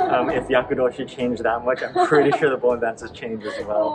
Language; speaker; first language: English; native; English